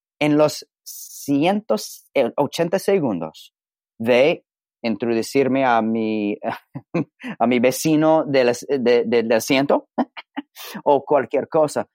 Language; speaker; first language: Spanish; non-native, learner; English